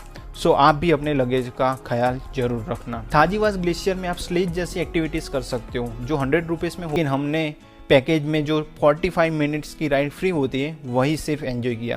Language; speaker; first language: Hindi; native; Hindi